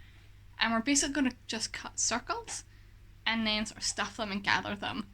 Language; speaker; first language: English; native; English